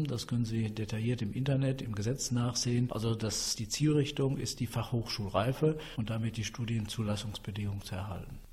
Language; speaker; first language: German; native; German